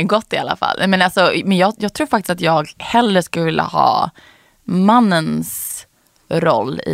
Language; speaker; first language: Swedish; native; Swedish